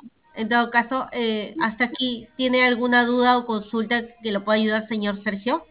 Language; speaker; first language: Spanish; native; Spanish